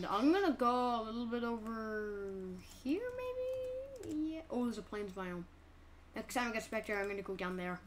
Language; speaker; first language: English; native; English